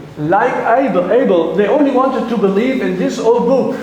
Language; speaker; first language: English; non-native, fluent; German